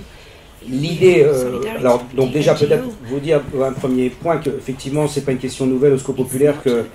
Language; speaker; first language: French; native; French